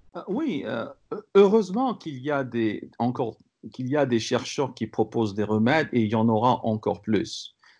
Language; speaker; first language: French; non-native, local second language; Kabyle